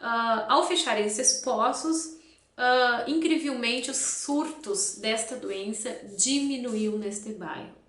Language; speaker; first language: Portuguese; native; Portuguese